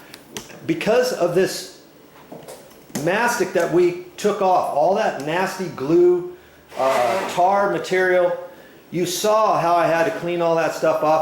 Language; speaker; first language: English; native; English